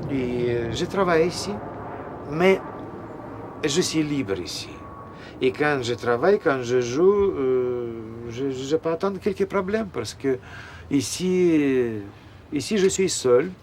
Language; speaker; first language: French; non-native, learner; Russian